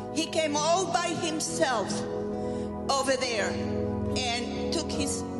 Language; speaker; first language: English; non-native, fluent; Spanish